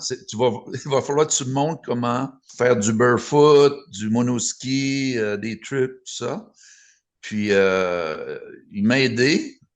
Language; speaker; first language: French; native; French